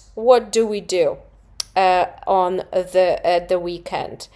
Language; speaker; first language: English; non-native, fluent; Polish